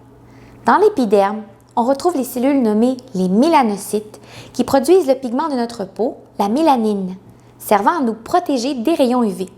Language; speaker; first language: French; native; French